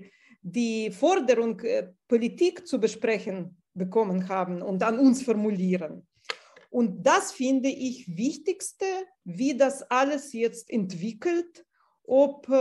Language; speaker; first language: German; non-native, fluent; Russian